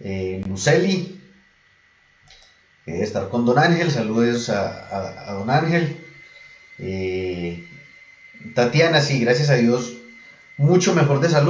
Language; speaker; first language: Spanish; native; Spanish